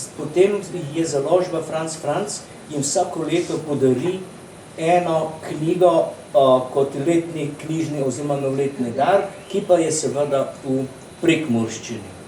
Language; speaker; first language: Slovenian; native; Slovenian